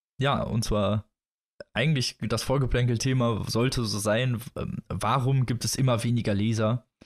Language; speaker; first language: German; native; German